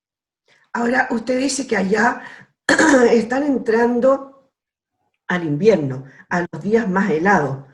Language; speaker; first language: Spanish; native; Spanish